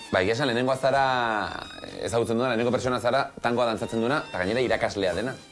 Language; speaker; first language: Basque; native; Basque